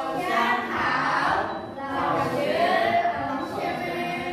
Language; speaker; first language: Chinese; non-native, fluent; Indonesian